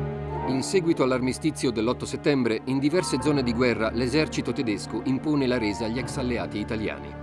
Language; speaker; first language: Italian; native; Italian